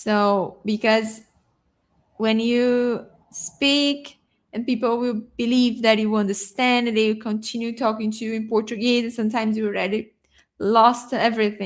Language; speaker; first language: English; non-native, fluent; Portuguese